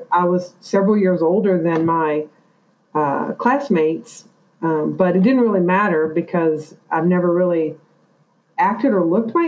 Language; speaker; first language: English; native; English